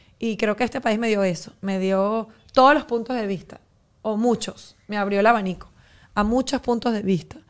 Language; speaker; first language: Spanish; native; Spanish